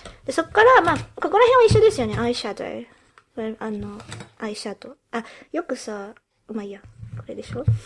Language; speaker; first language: Japanese; early bilingual, heritage; Japanese